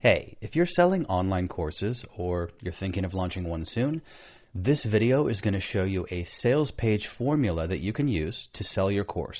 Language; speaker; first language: English; native; English